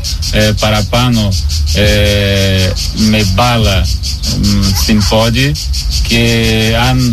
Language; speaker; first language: Greek; non-native, learner; Portuguese